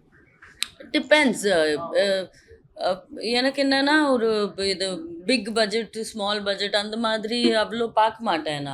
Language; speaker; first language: Tamil; non-native, fluent; Hindi